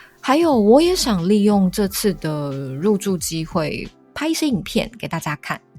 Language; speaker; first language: Chinese; native; Chinese